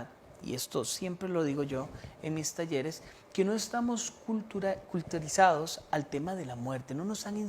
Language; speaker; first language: Spanish; native; Spanish